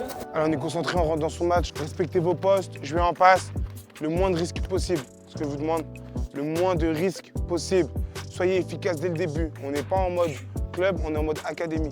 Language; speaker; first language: French; native; French